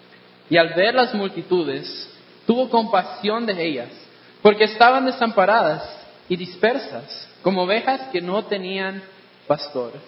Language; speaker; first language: Spanish; non-native, fluent; English